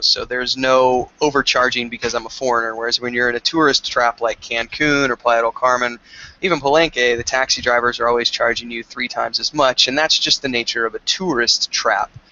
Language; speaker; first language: English; native; English